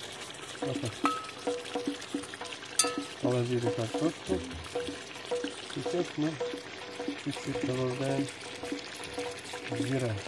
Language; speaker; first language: Russian; non-native, learner; Uzbek